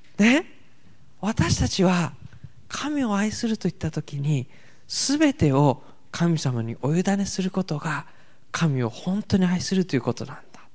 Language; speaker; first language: Japanese; native; Japanese